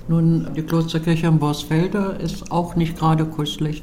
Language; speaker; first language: German; native; German